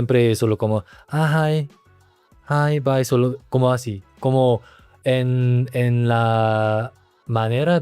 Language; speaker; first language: Spanish; non-native, learner; Korean